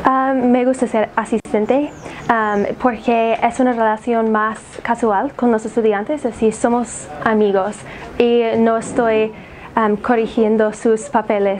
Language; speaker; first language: Spanish; non-native, fluent; English